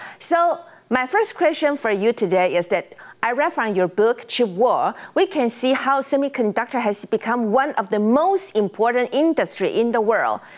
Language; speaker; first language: English; non-native, fluent; Chinese